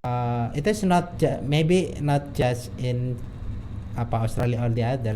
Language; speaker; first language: English; non-native, learner; Indonesian